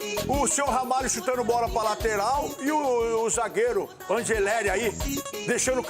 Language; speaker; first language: Portuguese; native; Portuguese